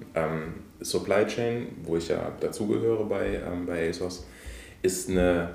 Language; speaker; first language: German; native; German